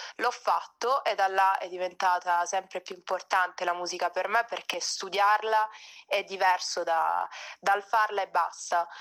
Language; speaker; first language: Italian; native; Italian